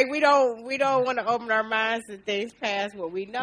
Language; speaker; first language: English; native; English